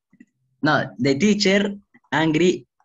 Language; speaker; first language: English; non-native, learner; Spanish